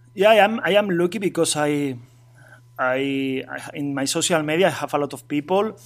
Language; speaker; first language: English; non-native, learner; Spanish